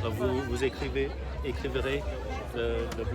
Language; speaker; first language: French; non-native, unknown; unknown